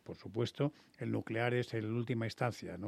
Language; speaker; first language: Spanish; native; Spanish